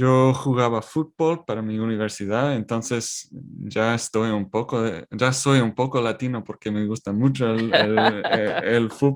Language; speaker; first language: Spanish; non-native, learner; English